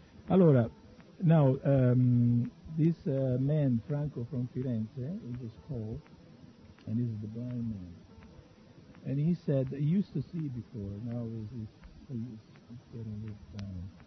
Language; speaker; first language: English; non-native, fluent; Italian